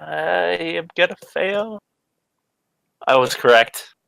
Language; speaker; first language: English; native; English